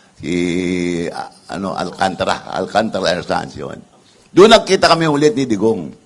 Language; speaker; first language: Filipino; non-native, local second language; Iloko